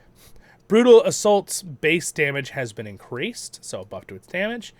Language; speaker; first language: English; native; English